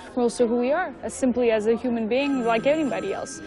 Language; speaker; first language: English; non-native, fluent; Italian